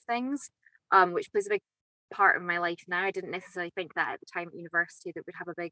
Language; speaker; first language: English; native; English